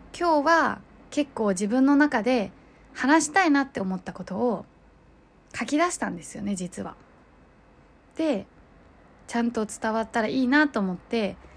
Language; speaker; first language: Japanese; early bilingual, other home language; Chinese